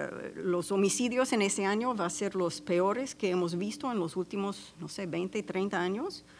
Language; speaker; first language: Spanish; non-native, fluent; English